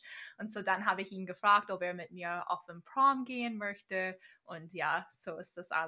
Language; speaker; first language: German; non-native, fluent; English